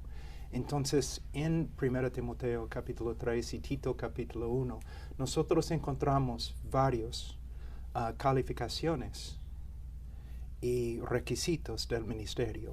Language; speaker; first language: Spanish; non-native, fluent; English